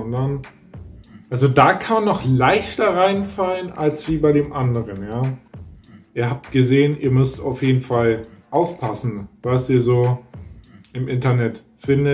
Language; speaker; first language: German; native; German